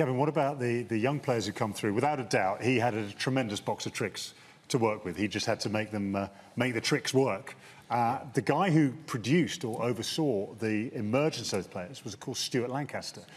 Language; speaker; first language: English; native; English